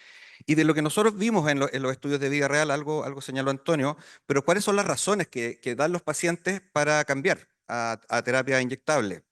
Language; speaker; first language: Spanish; native; Spanish